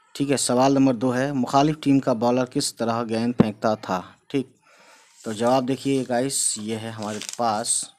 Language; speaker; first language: Hindi; native; Hindi